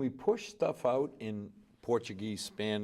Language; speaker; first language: English; native; English